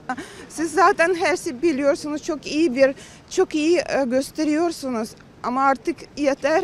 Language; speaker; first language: Turkish; non-native, learner; Ukrainian